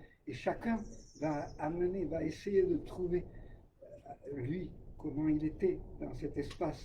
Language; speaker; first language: French; native; French